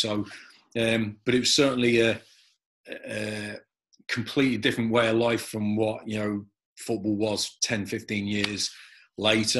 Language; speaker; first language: English; native; English